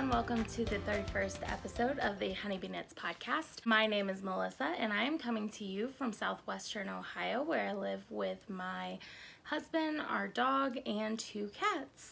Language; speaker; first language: English; native; English